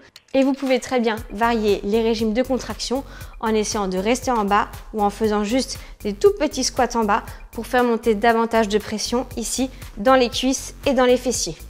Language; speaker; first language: French; native; French